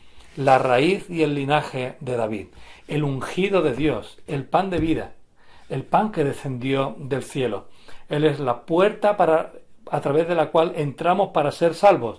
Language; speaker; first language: Spanish; native; Spanish